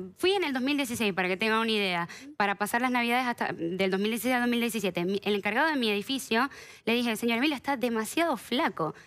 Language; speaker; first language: Spanish; native; Spanish